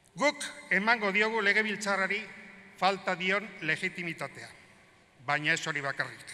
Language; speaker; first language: Basque; native; Basque